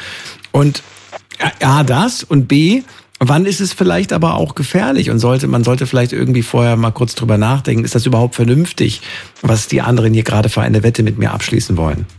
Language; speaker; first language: German; native; German